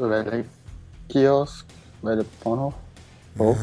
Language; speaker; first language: German; native; German